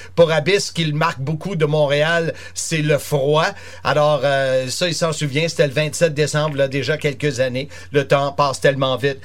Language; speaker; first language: French; native; French